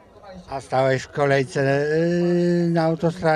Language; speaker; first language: Polish; native; Polish